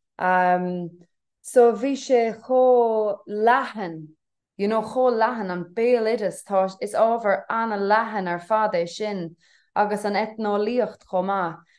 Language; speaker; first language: Irish; non-native, local second language; English